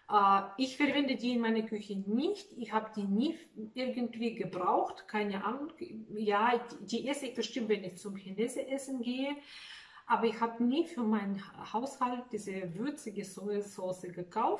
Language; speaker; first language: German; non-native, fluent; Russian